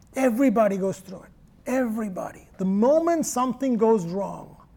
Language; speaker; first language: English; non-native, local second language; Malayalam